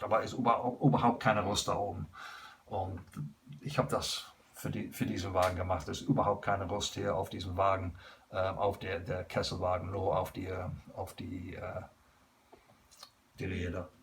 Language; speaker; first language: German; non-native, learner; English